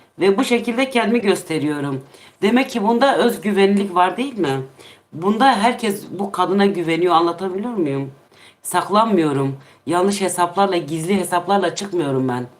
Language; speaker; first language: Turkish; non-native, local second language; Kurdish